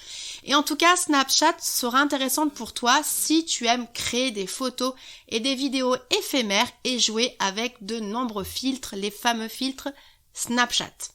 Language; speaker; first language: French; native; French